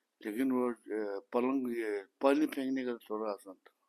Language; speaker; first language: Hindi; non-native, local second language; Tibetan